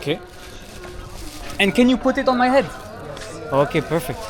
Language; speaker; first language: English; non-native, learner; French